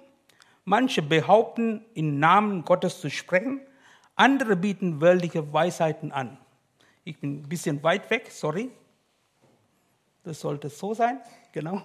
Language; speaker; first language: German; non-native, learner; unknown